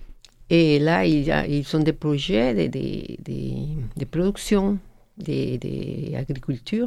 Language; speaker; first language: French; non-native, learner; Spanish